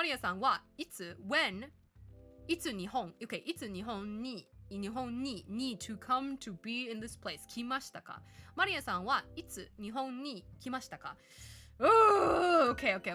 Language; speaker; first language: Japanese; non-native, learner; English